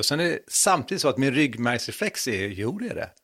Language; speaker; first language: Swedish; native; Swedish